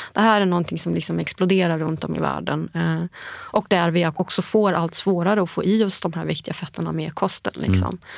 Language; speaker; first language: Swedish; early bilingual, heritage; Swedish